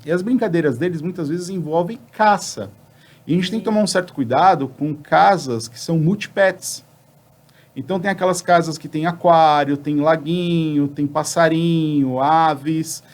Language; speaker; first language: Portuguese; native; Portuguese